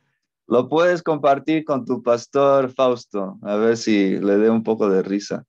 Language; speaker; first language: Spanish; non-native, fluent; English